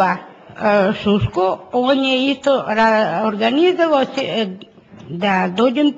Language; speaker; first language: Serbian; non-native, local second language; Romany